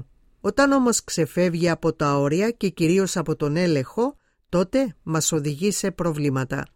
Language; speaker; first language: Greek; native; Greek